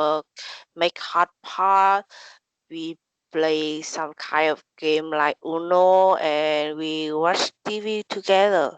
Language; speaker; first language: English; non-native, learner; Vietnamese